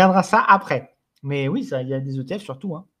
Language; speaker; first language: French; native; French